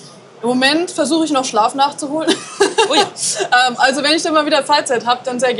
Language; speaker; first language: German; native; German